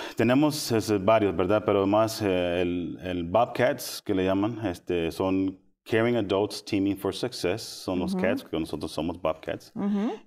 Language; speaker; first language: Spanish; early bilingual, heritage; Spanish